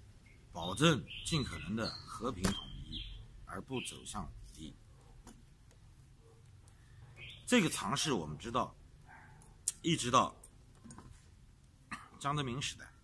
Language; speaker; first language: Chinese; native; Chinese